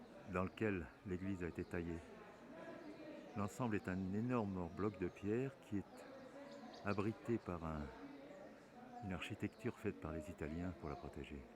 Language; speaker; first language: French; native; French